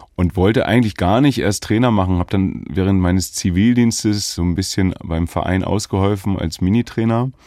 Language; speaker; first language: German; native; German